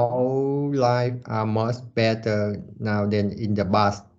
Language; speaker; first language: English; non-native, learner; Vietnamese